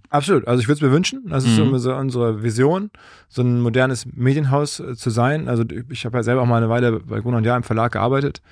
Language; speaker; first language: German; native; German